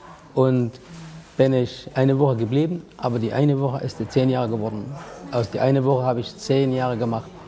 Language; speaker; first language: German; non-native, learner; Arabic